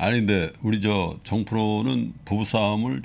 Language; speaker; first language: Korean; native; Korean